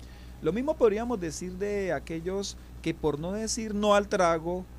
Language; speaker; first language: Spanish; native; Spanish